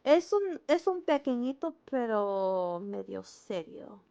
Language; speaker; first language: Spanish; early bilingual, heritage; Spanish